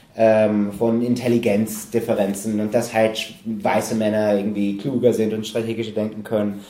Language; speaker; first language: German; non-native, fluent; English